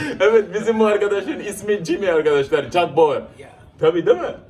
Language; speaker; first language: Turkish; non-native, fluent; Arabic